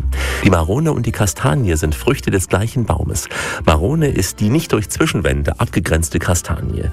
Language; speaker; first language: German; native; German